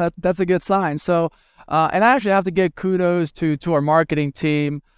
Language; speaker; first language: English; early bilingual, other home language; Spanish